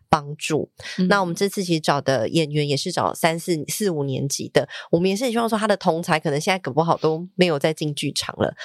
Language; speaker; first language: Chinese; native; Chinese